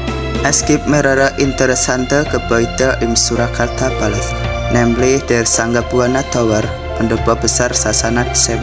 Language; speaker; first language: German; non-native, learner; Indonesian